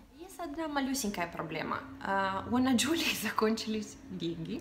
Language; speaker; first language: Russian; non-native, fluent; Italian